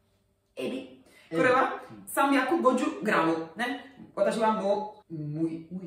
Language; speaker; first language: Japanese; non-native, learner; Italian